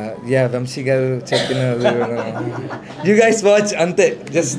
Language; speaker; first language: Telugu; non-native, learner; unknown